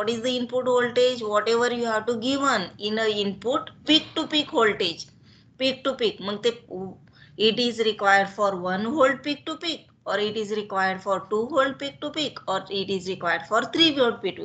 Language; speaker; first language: English; non-native, local second language; Marathi